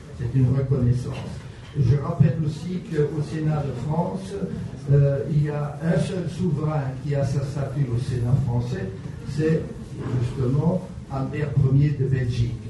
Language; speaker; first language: French; native; French